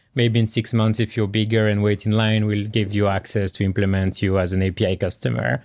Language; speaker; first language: English; non-native, fluent; French